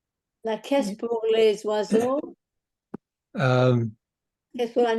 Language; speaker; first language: French; non-native, learner; English